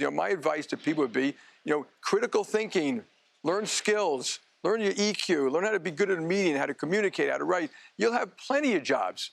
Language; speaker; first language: English; native; English